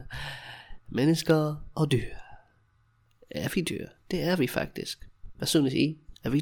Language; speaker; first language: Danish; non-native, fluent; English